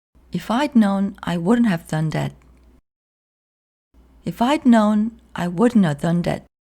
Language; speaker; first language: English; non-native, fluent; Korean